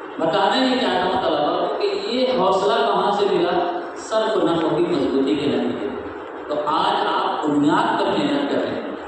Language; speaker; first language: Urdu; native; Urdu